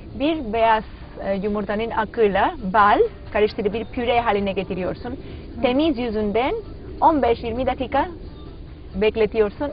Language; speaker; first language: Turkish; non-native, learner; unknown